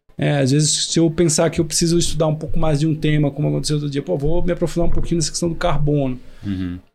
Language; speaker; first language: Portuguese; native; Portuguese